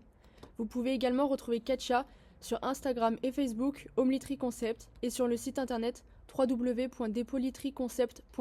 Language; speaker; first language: French; native; French